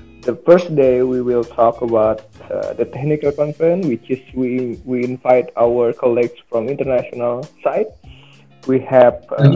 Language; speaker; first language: English; non-native, learner; Indonesian